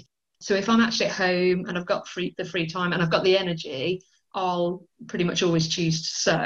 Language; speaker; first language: English; native; English